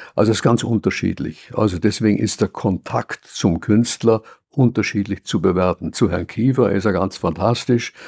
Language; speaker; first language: German; native; German